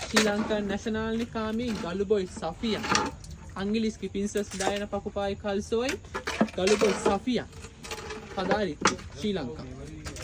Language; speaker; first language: Russian; non-native, learner; Sinhala